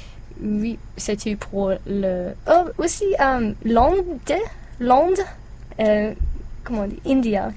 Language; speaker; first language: French; non-native, learner; English